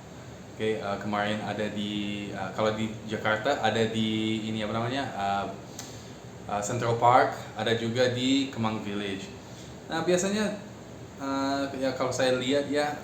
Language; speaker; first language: Indonesian; non-native, fluent; English